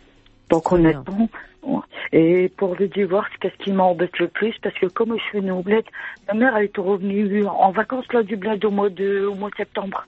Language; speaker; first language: French; native; French